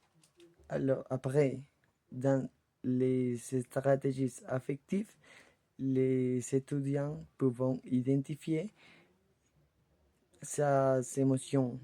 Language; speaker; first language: French; non-native, learner; Spanish